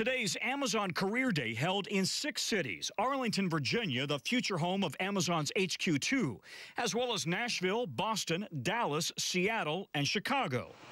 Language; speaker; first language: English; native; English